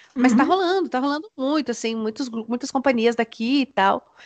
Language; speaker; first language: Portuguese; native; Portuguese